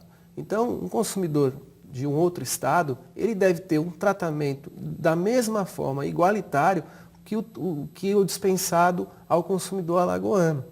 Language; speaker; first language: Portuguese; native; Portuguese